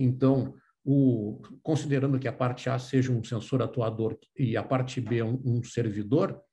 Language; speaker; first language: Portuguese; native; Portuguese